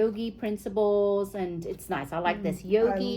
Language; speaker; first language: English; native; English